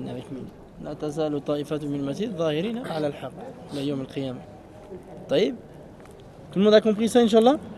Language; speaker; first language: Arabic; non-native, fluent; French